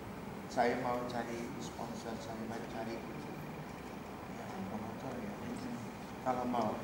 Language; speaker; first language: Indonesian; early bilingual, heritage; Dutch